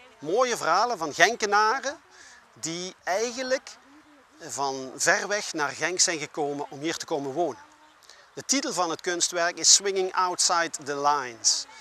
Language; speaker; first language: Dutch; native; Dutch